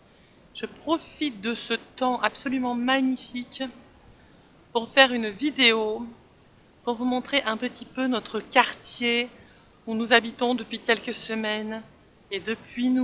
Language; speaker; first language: French; native; French